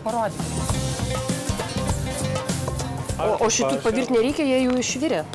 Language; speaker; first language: Lithuanian; native; Lithuanian